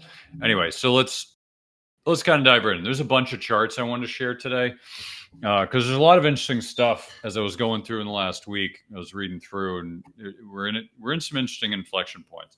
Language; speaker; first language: English; native; English